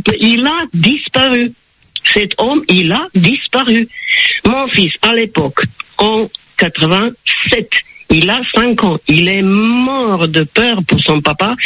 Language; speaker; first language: French; non-native, fluent; Slovak